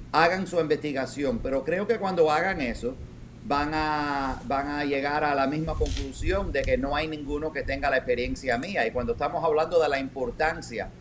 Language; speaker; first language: Spanish; early bilingual, heritage; Spanish